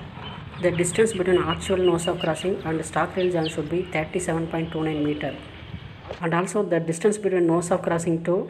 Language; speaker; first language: English; non-native, local second language; Tamil